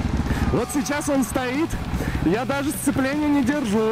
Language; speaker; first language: Russian; native; Russian